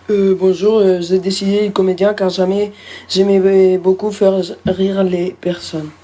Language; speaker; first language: French; non-native, learner; Spanish